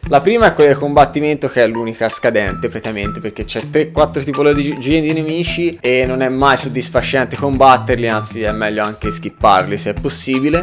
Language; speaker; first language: Italian; native; Italian